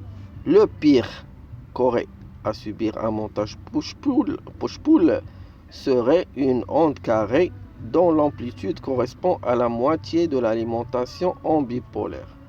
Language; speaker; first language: French; non-native, local second language; Arabic